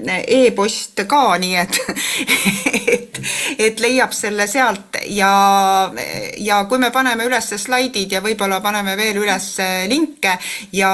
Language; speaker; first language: Estonian; native; Estonian